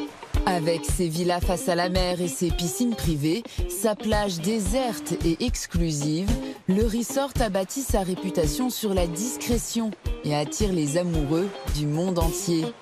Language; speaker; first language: French; native; French